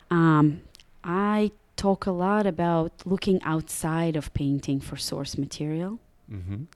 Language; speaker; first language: English; early bilingual, other home language; Russian